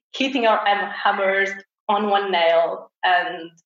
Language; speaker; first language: English; non-native, fluent; Portuguese